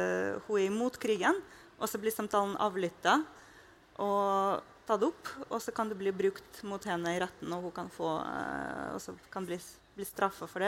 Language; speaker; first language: Norwegian; non-native, fluent; Russian